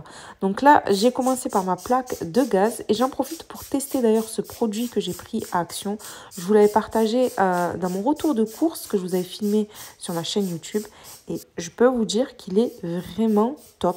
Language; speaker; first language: French; native; French